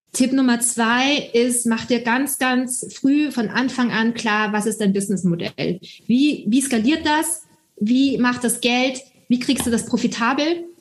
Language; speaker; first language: German; early bilingual, other home language; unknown